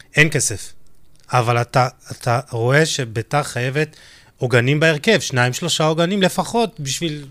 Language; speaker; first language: Hebrew; native; Hebrew